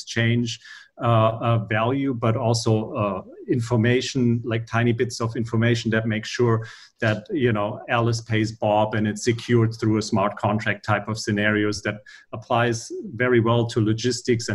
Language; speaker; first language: English; non-native, fluent; German